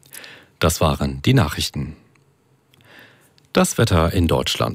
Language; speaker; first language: German; native; German